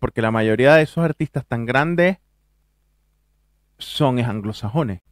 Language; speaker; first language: Spanish; native; Spanish